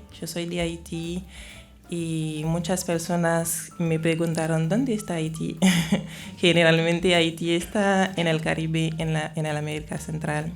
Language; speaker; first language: Spanish; non-native, fluent; Haitian Creole